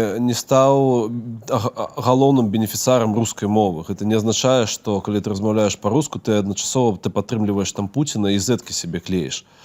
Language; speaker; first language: Belarusian; non-native, local second language; Russian